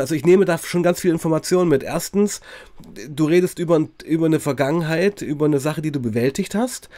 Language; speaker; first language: German; native; German